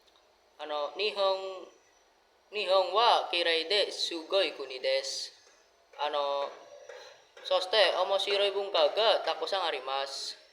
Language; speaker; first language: Japanese; non-native, learner; Indonesian